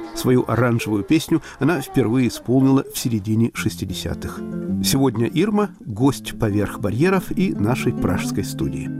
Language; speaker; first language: Russian; native; Russian